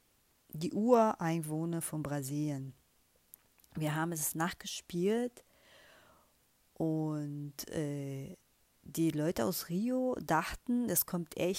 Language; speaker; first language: German; non-native, fluent; Portuguese